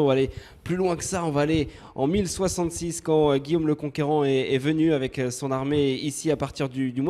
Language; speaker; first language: French; native; French